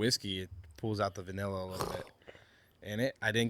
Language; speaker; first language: English; native; English